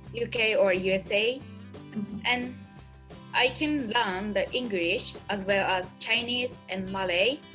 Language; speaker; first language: English; non-native, learner; Japanese